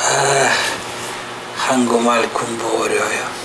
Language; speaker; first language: Korean; non-native, learner; Lithuanian